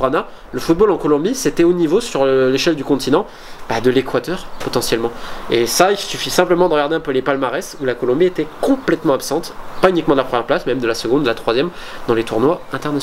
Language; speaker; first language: French; native; French